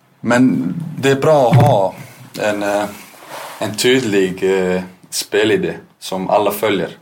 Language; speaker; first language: Swedish; non-native, fluent; Icelandic